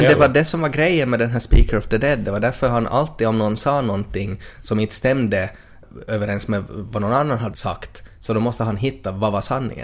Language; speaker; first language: Swedish; native; Swedish